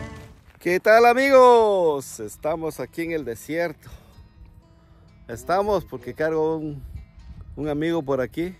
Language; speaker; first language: Spanish; native; Spanish